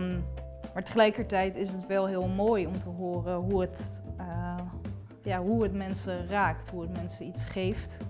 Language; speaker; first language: Dutch; native; Dutch